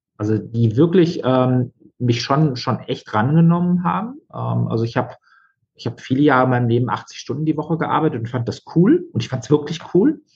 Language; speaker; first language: German; native; German